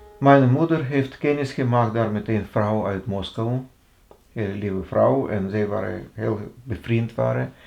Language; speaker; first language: Dutch; non-native, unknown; Russian